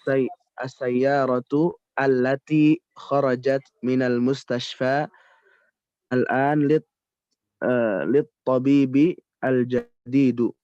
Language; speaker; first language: Arabic; non-native, learner; Indonesian